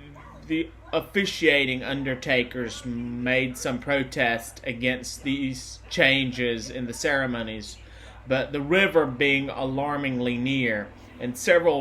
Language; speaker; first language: English; native; English